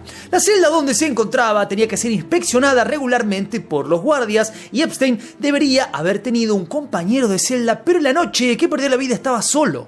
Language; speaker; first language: Spanish; native; Spanish